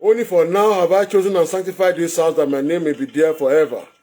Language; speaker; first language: English; non-native, local second language; Yoruba